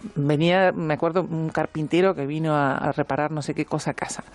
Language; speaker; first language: Spanish; native; Spanish